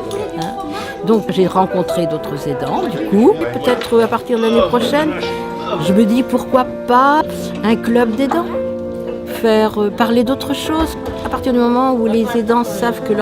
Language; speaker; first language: French; native; French